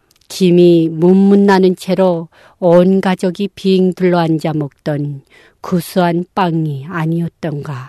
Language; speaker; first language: Korean; non-native, local second language; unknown